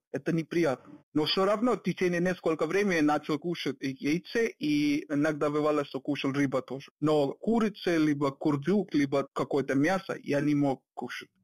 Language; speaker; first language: Russian; non-native, learner; Hindi